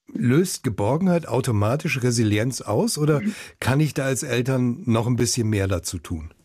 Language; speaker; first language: German; native; German